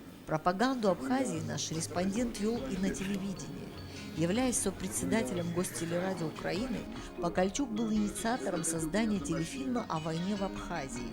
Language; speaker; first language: Russian; native; Russian